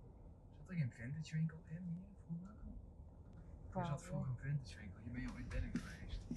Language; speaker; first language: Dutch; non-native, learner; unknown